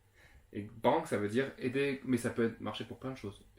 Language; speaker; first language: French; native; French